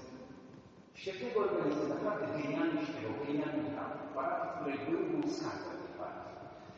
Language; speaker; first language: Polish; native; Polish